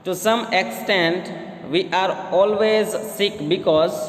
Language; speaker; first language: English; non-native, local second language; Gujarati